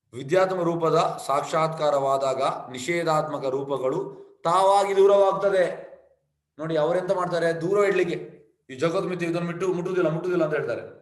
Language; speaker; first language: Kannada; native; Kannada